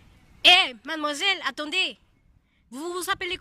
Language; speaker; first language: French; non-native, learner; Spanish